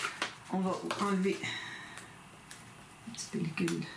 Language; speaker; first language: French; native; French